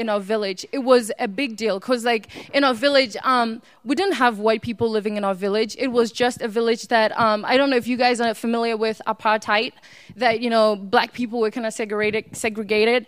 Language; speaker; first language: English; non-native, local second language; Northern Sotho